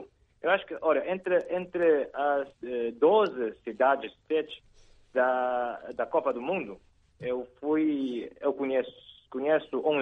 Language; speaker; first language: Portuguese; non-native, fluent; Chinese